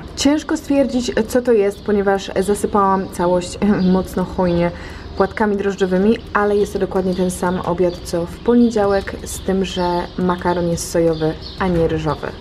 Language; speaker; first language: Polish; native; Polish